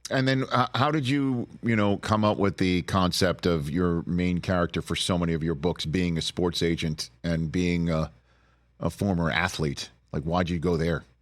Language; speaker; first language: English; native; English